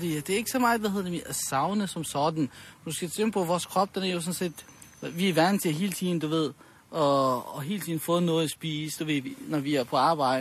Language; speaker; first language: Danish; early bilingual, other home language; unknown